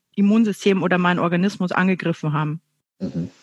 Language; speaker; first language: German; native; German